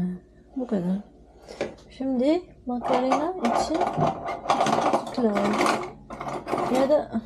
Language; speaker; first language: Turkish; non-native, learner; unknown